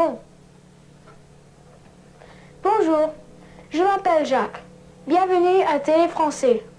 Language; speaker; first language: French; non-native, learner; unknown